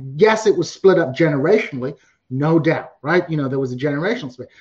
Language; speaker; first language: English; native; English